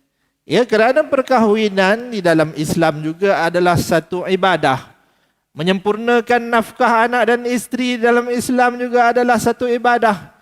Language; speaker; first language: Malay; native; Malay